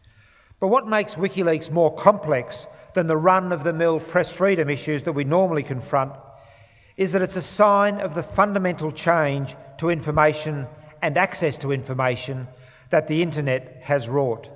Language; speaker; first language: English; native; English